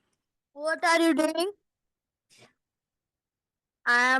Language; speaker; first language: English; non-native, learner; Hindi